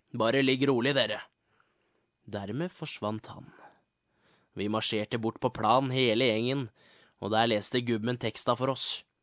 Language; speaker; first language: Norwegian; native; Norwegian